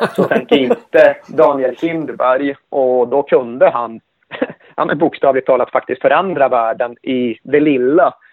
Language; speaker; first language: Swedish; native; Swedish